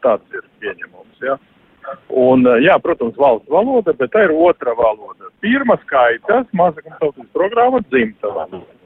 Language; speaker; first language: Latvian; non-native, local second language; Russian